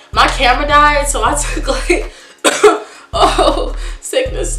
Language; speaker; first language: English; native; English